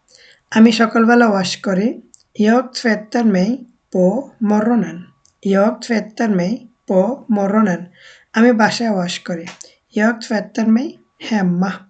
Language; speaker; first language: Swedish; non-native, fluent; Bangla